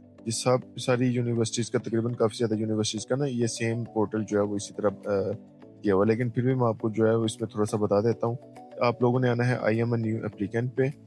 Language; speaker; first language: Urdu; native; Urdu